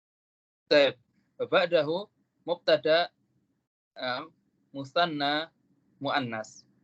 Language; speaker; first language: Arabic; non-native, fluent; Indonesian